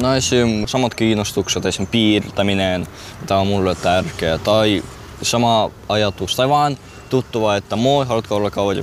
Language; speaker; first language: Finnish; early bilingual, other home language; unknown